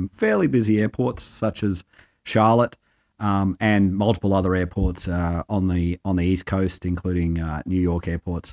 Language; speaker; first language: English; native; English